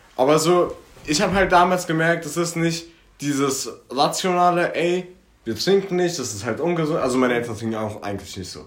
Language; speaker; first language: German; native; German